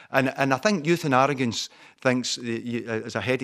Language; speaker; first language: English; native; English